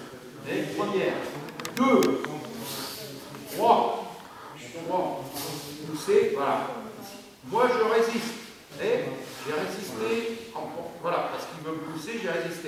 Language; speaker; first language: French; native; French